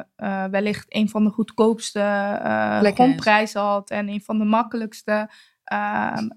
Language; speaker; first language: Dutch; native; Dutch